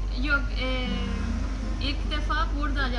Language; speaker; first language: Turkish; non-native, learner; Spanish